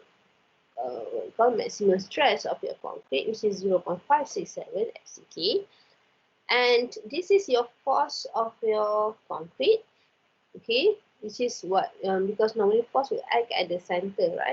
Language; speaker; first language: English; non-native, local second language; Malay